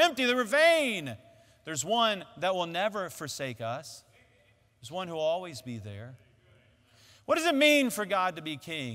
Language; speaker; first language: English; native; English